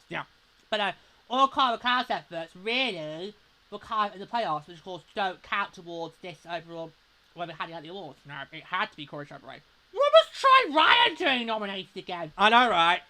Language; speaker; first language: English; native; English